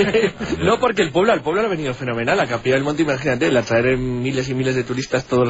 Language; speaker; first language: Spanish; native; Spanish